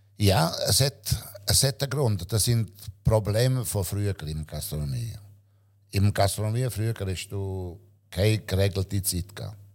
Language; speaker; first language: German; non-native, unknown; Italian